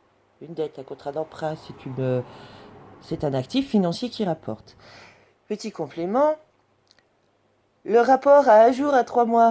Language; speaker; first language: French; native; French